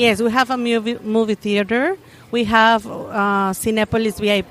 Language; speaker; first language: English; non-native, learner; Spanish